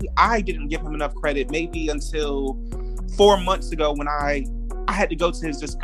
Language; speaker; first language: English; native; English